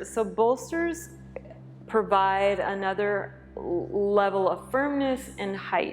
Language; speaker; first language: English; native; English